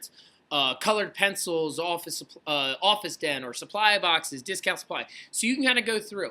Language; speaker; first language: English; native; English